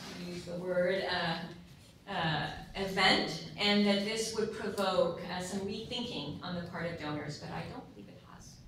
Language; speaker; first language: English; native; English